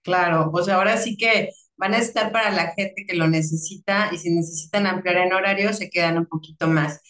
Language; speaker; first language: Spanish; native; Spanish